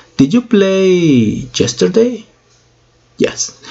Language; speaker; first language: English; non-native, fluent; Spanish